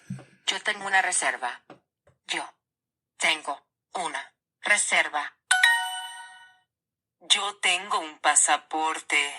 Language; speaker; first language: Spanish; non-native, learner; English